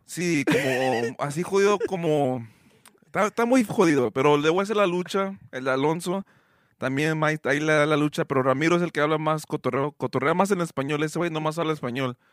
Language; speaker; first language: Spanish; early bilingual, heritage; Spanish